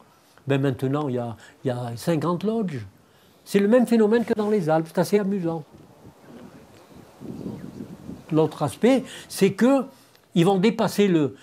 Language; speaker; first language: French; native; French